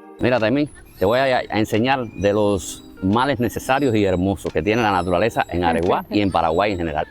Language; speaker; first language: Spanish; native; Spanish